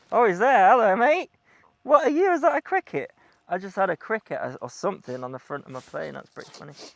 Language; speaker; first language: English; native; English